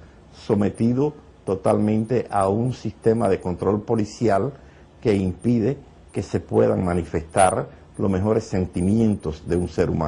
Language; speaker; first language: Spanish; native; Spanish